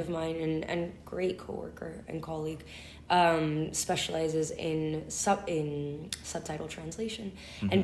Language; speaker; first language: English; non-native, fluent; Spanish